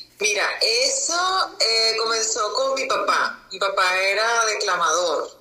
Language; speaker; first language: Spanish; native; Spanish